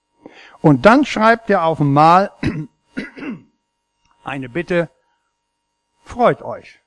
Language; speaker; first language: German; native; German